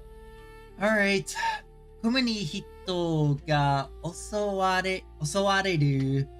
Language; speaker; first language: Japanese; non-native, learner; English